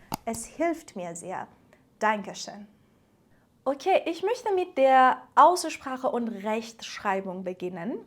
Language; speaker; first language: German; non-native, fluent; Persian